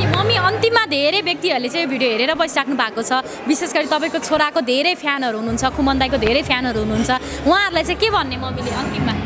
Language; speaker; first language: Nepali; native; Nepali